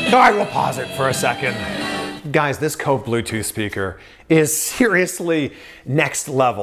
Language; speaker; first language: English; native; English